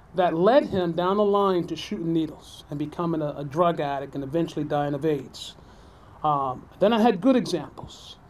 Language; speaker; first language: English; native; English